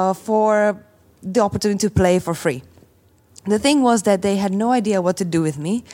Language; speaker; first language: English; non-native, fluent; Slovak